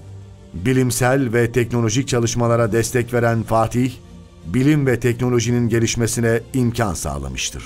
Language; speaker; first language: Turkish; native; Turkish